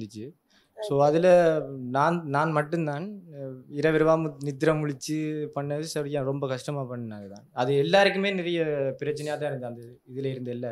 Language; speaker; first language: Tamil; native; Tamil